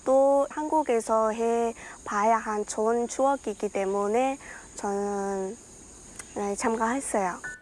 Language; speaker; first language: Korean; non-native, fluent; Mongolian